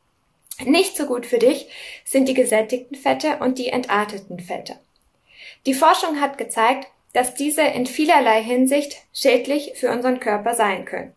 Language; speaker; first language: German; native; German